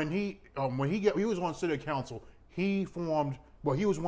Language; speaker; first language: English; native; English